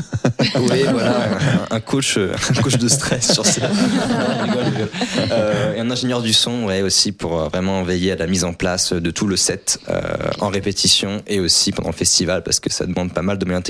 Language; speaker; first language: French; native; French